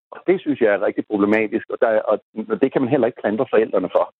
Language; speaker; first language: Danish; non-native, fluent; Urdu